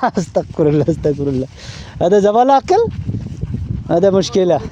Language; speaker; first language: Arabic; non-native, learner; Bangla